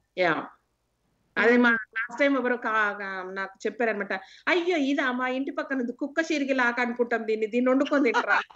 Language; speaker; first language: Telugu; native; Telugu